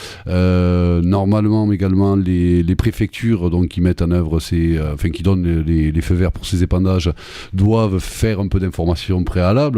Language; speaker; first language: French; native; French